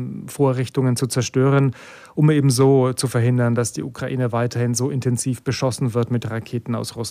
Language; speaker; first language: German; native; German